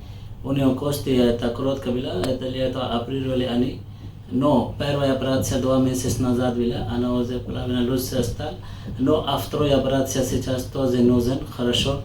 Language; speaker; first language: Russian; non-native, learner; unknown